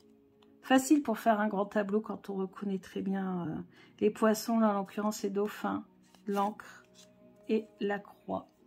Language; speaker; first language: French; native; French